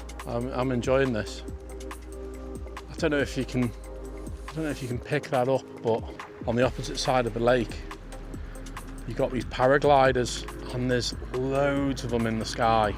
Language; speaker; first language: English; native; English